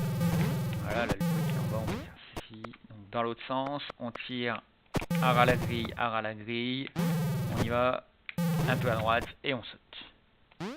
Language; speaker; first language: French; native; French